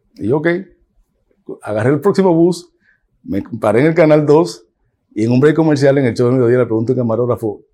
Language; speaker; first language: Spanish; native; Spanish